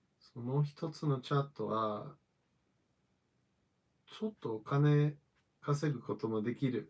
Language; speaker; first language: Japanese; non-native, fluent; English